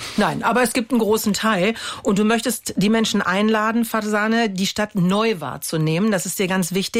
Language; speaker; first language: German; native; German